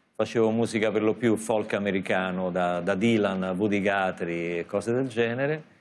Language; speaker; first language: Italian; native; Italian